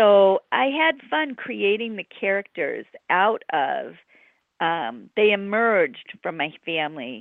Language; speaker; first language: English; native; English